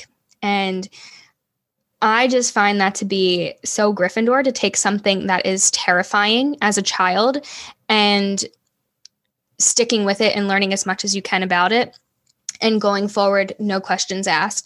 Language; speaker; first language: English; native; English